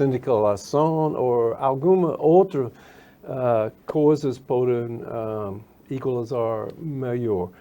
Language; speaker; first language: Portuguese; non-native, fluent; English